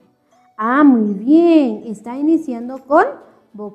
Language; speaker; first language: Spanish; non-native, local second language; Kʼicheʼ